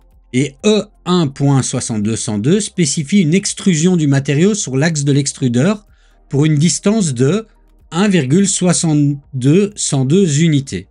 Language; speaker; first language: French; native; French